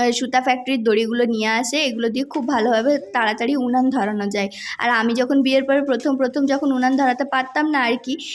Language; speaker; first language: Bangla; non-native, local second language; Santali